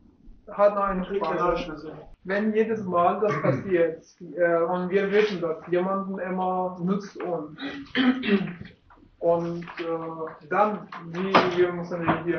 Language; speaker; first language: German; non-native, learner; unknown